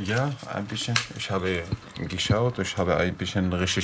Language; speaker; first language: German; non-native, learner; Arabic